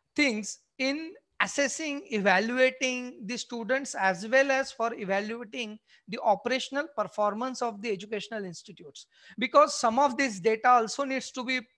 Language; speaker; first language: English; non-native, local second language; Marathi